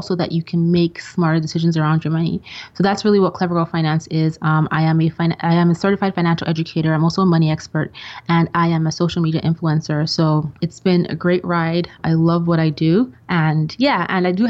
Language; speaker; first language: English; non-native, local second language; Yoruba